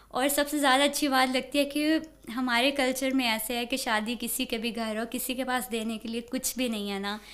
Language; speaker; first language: Urdu; native; Urdu